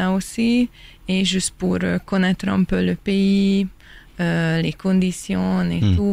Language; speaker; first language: French; non-native, fluent; Hungarian